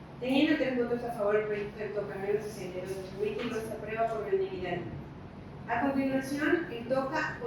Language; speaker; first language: Spanish; native; Spanish